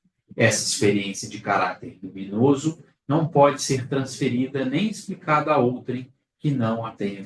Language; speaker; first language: Portuguese; native; Portuguese